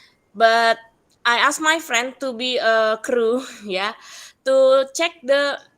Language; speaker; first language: English; non-native, learner; Indonesian